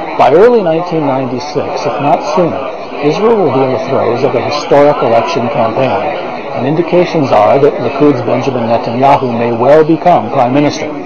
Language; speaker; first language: English; native; English